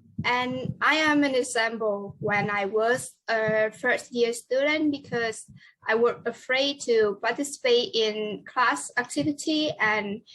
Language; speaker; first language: English; non-native, learner; Vietnamese